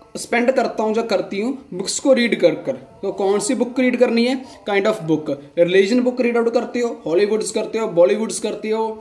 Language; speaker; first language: Hindi; non-native, local second language; Punjabi